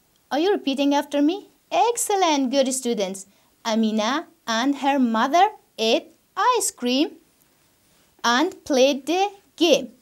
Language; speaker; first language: English; non-native, fluent; Persian